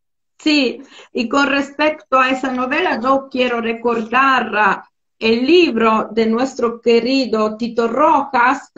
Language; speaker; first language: Spanish; non-native, fluent; Italian